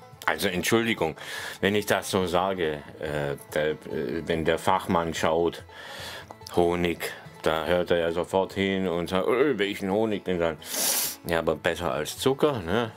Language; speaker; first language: German; native; German